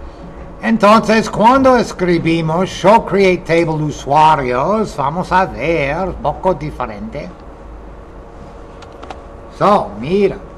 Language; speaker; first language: Spanish; non-native, fluent; English